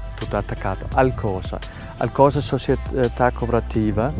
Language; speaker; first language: Italian; non-native, fluent; Danish